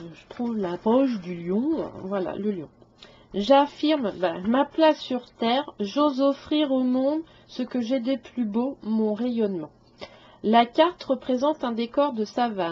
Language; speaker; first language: French; native; French